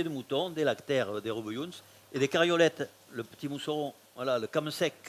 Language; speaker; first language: French; native; French